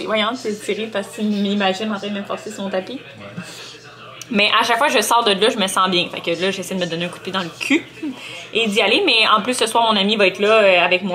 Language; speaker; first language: French; native; French